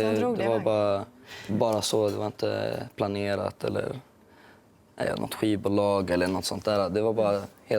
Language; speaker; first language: Swedish; early bilingual, other home language; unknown